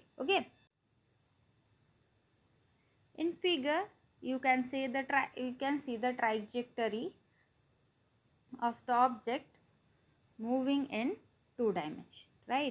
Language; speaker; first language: English; non-native, local second language; Marathi